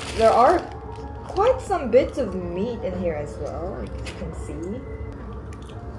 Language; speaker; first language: English; non-native, local second language; Korean